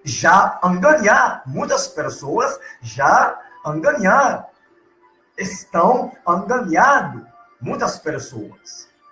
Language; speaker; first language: Portuguese; non-native, learner; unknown